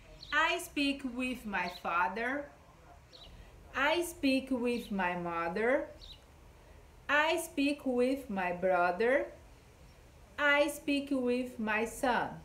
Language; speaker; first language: English; non-native, fluent; Portuguese